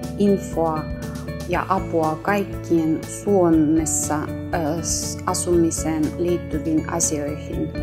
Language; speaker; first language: Finnish; non-native, learner; Ukrainian